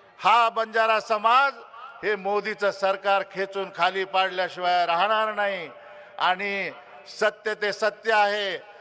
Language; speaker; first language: Marathi; non-native, local second language; Lambadi